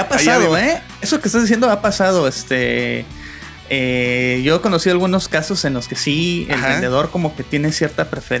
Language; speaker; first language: Spanish; native; Spanish